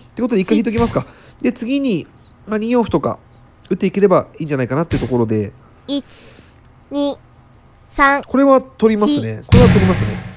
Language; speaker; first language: Japanese; native; Japanese